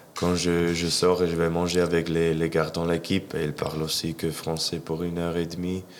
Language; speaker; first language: French; non-native, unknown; English